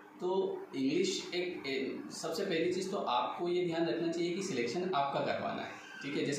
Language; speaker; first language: Hindi; native; Hindi